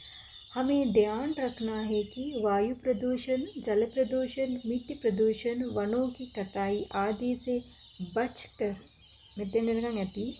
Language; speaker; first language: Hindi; non-native, fluent; Sinhala